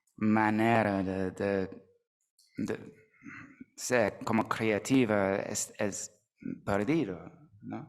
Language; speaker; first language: Spanish; non-native, fluent; English